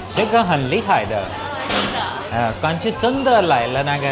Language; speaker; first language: Chinese; non-native, fluent; Hindi